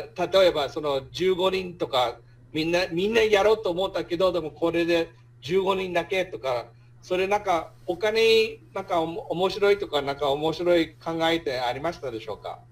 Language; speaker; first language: Japanese; non-native, fluent; English